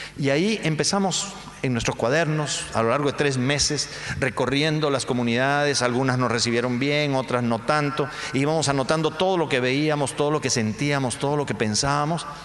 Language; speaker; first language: Spanish; native; Spanish